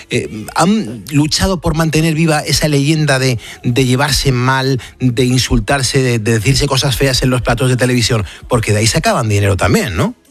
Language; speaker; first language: Spanish; native; Spanish